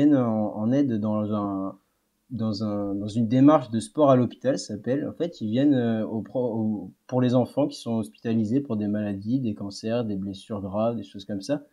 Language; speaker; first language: French; native; French